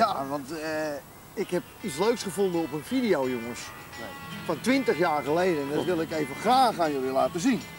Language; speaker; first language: Dutch; native; Dutch